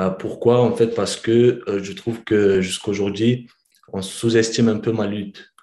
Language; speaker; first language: French; early bilingual, other home language; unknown